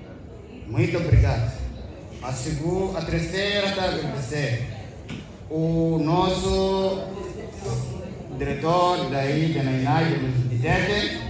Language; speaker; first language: Portuguese; non-native, learner; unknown